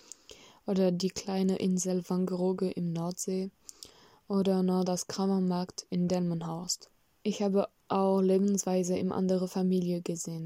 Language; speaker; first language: German; non-native, learner; French